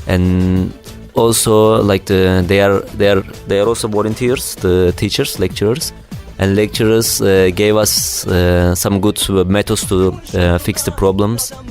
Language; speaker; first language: English; non-native, learner; Turkish